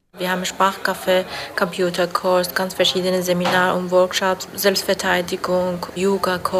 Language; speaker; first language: German; non-native, learner; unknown